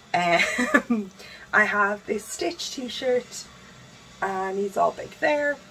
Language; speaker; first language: English; native; English